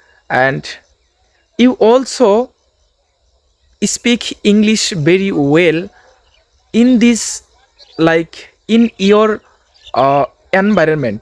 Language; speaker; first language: English; non-native, learner; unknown